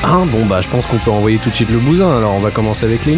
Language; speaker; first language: French; native; French